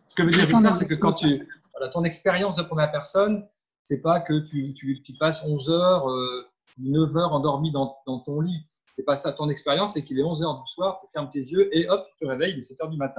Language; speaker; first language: French; native; French